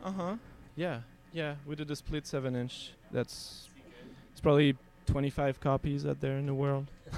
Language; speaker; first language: English; non-native, fluent; French